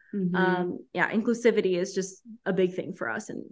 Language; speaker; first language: English; early bilingual, heritage; Spanish